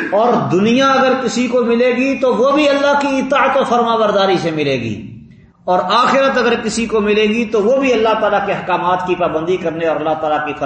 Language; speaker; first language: Urdu; non-native, local second language; Punjabi